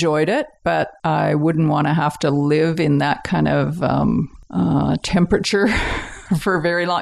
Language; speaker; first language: English; native; English